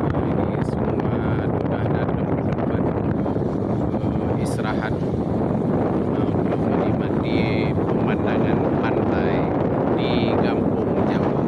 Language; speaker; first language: Indonesian; non-native, local second language; Achinese